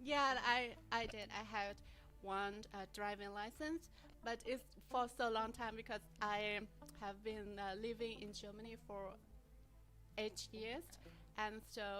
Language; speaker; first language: English; non-native, learner; Vietnamese